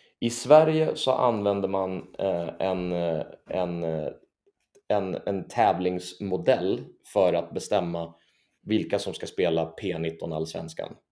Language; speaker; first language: Swedish; native; Swedish